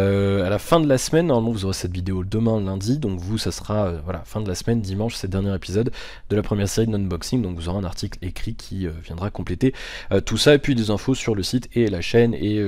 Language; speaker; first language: French; native; French